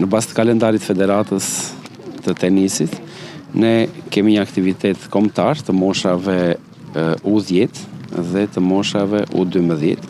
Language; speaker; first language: Albanian; native; Albanian